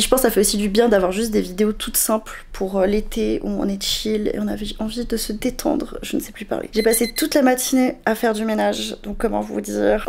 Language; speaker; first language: French; native; French